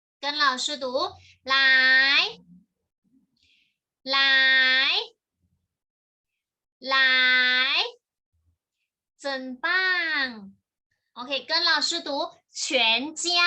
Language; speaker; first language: Chinese; non-native, fluent; Thai